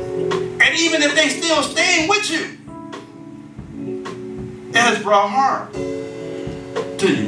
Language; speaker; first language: English; native; English